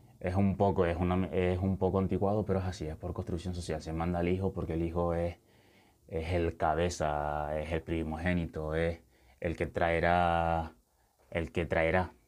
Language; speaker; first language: Spanish; early bilingual, other home language; Wolof